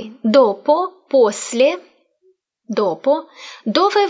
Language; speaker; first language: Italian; non-native, fluent; Russian